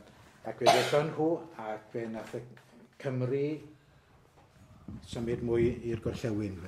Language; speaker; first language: Welsh; native; Welsh